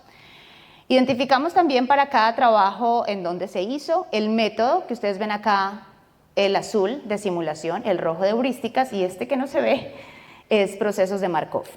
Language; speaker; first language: Spanish; native; Spanish